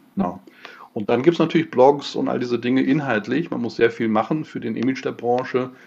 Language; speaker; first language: German; non-native, fluent; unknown